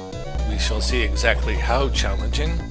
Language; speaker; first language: English; native; English